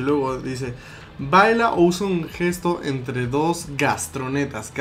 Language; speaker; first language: Spanish; native; Spanish